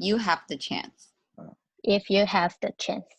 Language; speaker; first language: English; non-native, learner; Chinese